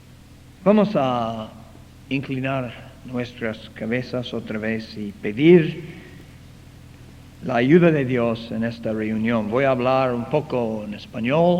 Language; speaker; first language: Spanish; non-native, fluent; English